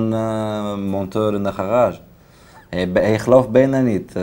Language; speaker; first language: Dutch; non-native, learner; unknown